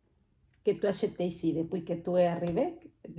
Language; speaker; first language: French; non-native, fluent; Spanish